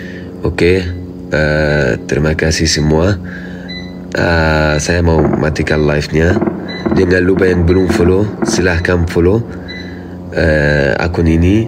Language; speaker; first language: Indonesian; non-native, fluent; Arabic